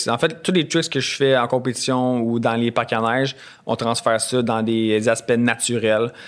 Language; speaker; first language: French; native; French